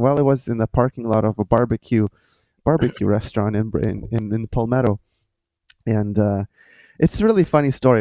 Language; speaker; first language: English; non-native, fluent; Lithuanian